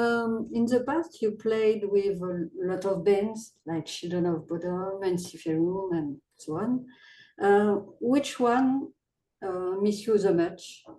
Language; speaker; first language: English; non-native, learner; French